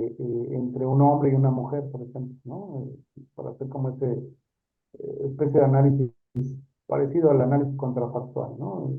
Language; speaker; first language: Spanish; native; Spanish